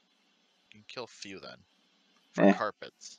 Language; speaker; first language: English; native; English